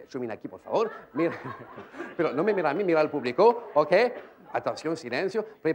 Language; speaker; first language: Spanish; non-native, learner; French